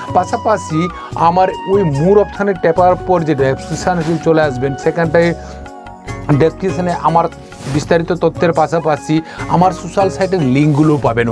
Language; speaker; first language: Bangla; non-native, local second language; Kok Borok